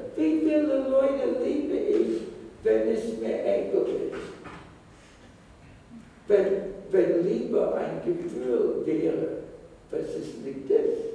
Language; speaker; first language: German; non-native, fluent; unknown